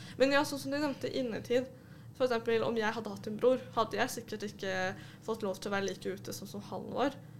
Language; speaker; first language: Norwegian; native; Norwegian